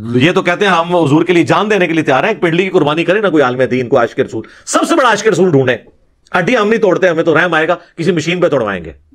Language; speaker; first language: Urdu; non-native, local second language; Punjabi